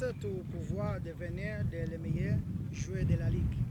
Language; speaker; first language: French; non-native, learner; Swahili